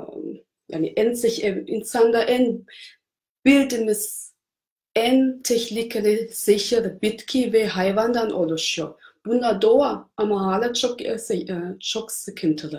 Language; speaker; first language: Turkish; non-native, fluent; German